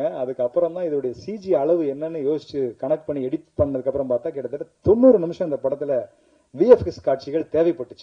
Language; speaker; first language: Tamil; native; Tamil